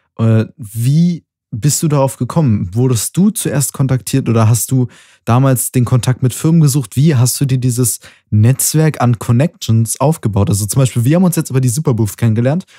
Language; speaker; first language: German; native; German